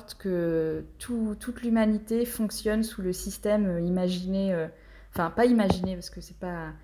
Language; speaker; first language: French; native; French